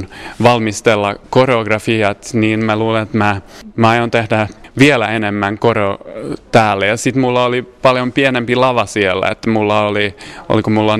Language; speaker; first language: Finnish; non-native, fluent; Swedish